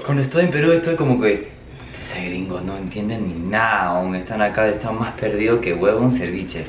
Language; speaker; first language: Spanish; non-native, fluent; English